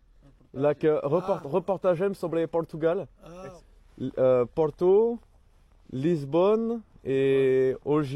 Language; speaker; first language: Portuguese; non-native, learner; French